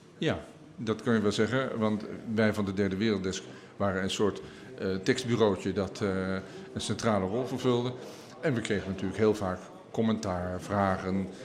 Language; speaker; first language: Dutch; native; Dutch